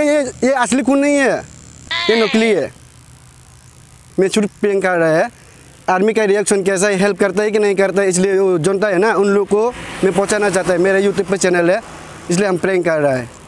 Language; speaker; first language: Hindi; non-native, local second language; Kok Borok